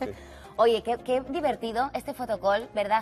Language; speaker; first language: Spanish; native; Spanish